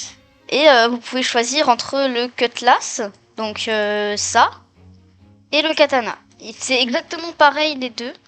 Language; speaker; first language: French; native; French